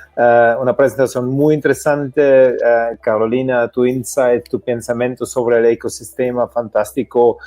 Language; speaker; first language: Spanish; non-native, fluent; German